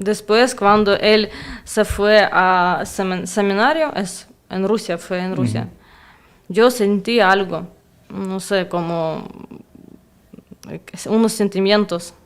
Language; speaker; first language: Spanish; non-native, learner; Russian